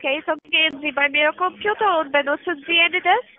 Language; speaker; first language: German; non-native, learner; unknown